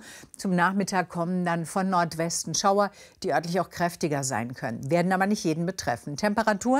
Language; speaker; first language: German; native; German